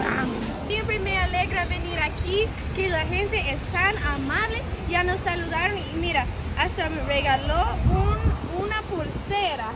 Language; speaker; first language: Spanish; non-native, fluent; English